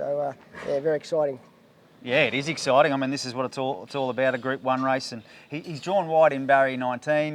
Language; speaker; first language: English; native; English